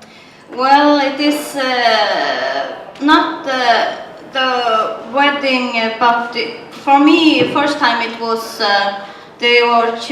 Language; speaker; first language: English; non-native, learner; Swedish